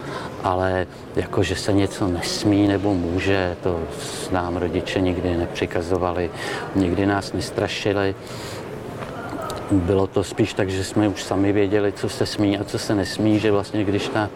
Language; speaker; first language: Czech; native; Czech